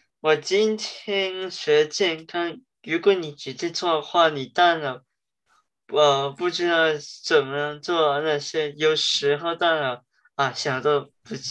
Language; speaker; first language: Chinese; early bilingual, heritage; English